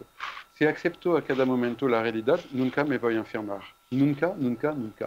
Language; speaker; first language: Spanish; non-native, fluent; French